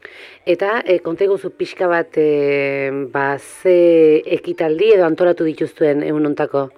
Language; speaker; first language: Basque; native; Basque